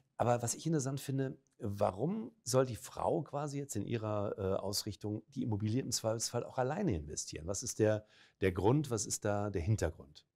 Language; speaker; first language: German; native; German